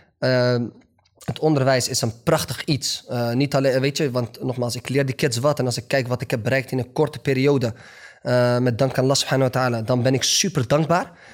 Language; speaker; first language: Dutch; early bilingual, other home language; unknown